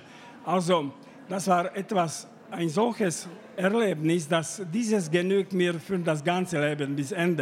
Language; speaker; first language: German; non-native, fluent; Slovak